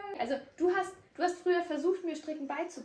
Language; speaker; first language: German; native; German